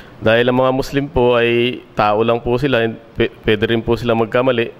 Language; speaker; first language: Filipino; native; Filipino